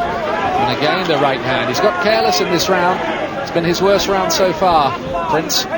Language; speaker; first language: English; native; English